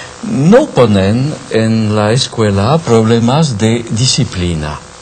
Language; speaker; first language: Spanish; non-native, fluent; French